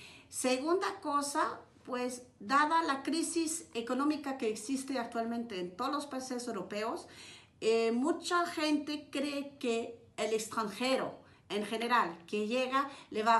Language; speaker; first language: Spanish; non-native, fluent; French